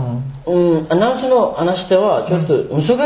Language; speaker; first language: Japanese; non-native, learner; Burmese